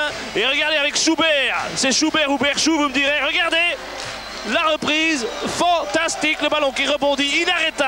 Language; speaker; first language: French; native; French